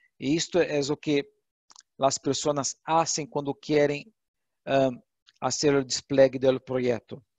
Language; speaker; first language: Portuguese; non-native, learner; Spanish